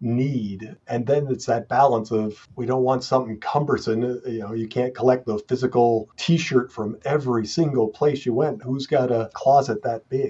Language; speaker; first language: English; native; English